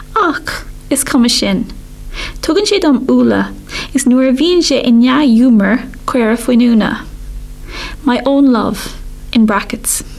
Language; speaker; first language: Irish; non-native, local second language; English